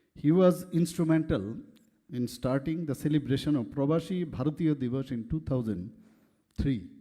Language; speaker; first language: English; non-native, local second language; Bangla